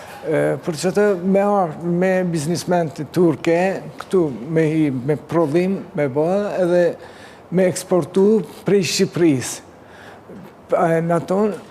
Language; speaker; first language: Albanian; early bilingual, heritage; Turkish